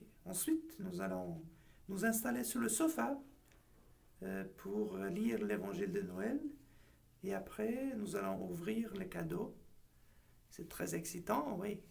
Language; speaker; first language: French; non-native, fluent; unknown